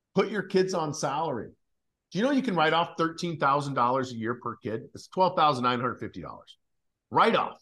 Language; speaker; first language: English; native; English